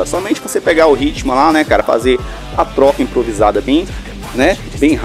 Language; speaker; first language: Portuguese; native; Portuguese